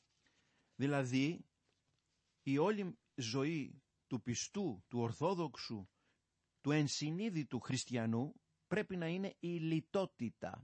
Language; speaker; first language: Greek; native; Greek